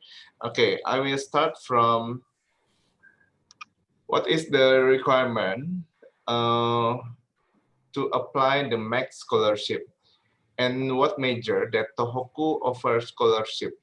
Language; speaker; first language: English; non-native, learner; Indonesian